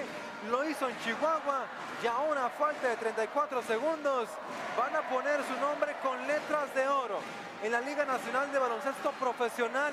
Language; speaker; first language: Spanish; native; Spanish